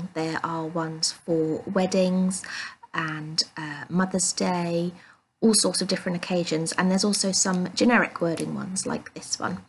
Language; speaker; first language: English; native; English